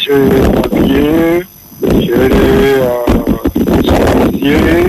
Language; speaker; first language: French; non-native, local second language; Guadeloupean Creole French